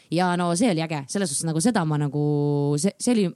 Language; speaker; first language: Estonian; native; Estonian